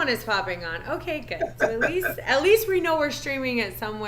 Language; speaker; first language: English; native; English